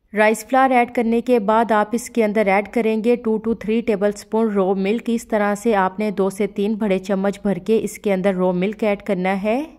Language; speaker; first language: Urdu; native; Urdu